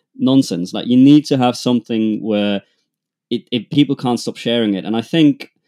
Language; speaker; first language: English; non-native, fluent; German